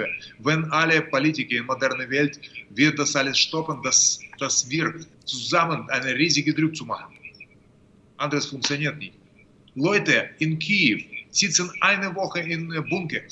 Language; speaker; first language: German; non-native, fluent; Russian